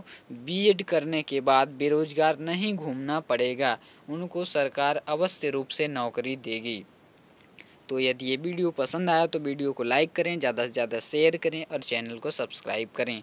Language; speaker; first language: Hindi; native; Hindi